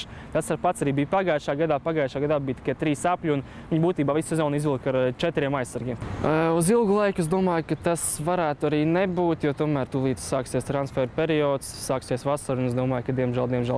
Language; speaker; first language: Latvian; native; Latvian